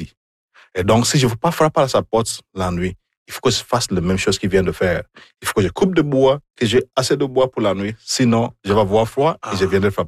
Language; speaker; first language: French; non-native, fluent; Igbo